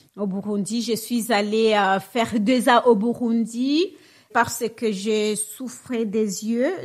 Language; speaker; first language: French; non-native, local second language; Swahili